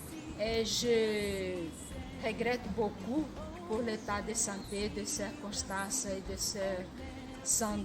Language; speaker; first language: French; non-native, fluent; Portuguese